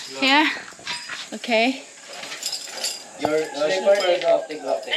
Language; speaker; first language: English; non-native, learner; Korean